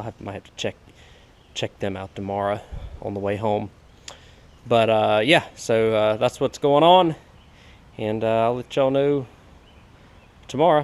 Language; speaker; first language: English; native; English